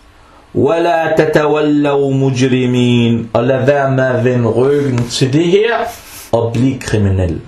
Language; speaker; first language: Danish; non-native, fluent; Arabic